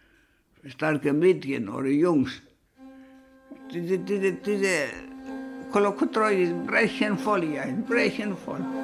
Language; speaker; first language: German; non-native, learner; Greek